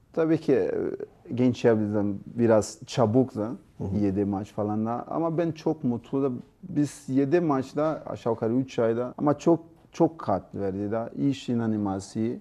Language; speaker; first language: Turkish; non-native, learner; Portuguese